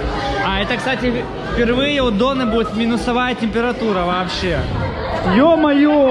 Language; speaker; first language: Russian; native; Russian